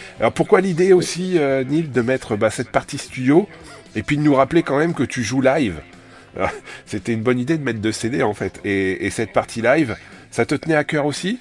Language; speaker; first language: French; native; French